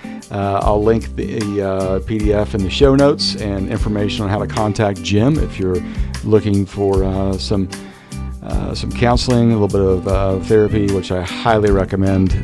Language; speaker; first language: English; native; English